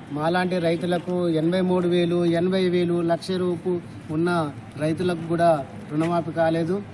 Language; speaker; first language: Telugu; native; Telugu